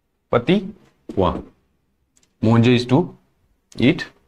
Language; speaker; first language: English; non-native, local second language; Hindi